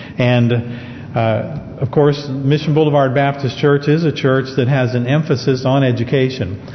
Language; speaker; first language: English; native; English